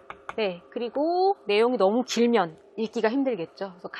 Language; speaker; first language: Korean; native; Korean